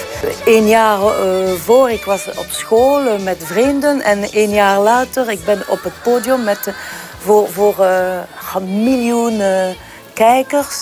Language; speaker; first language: Dutch; non-native, local second language; French